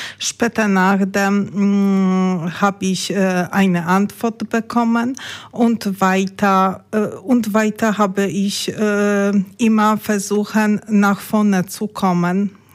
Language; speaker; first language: German; non-native, learner; Polish